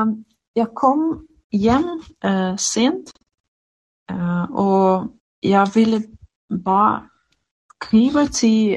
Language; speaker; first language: Danish; non-native, learner; Swedish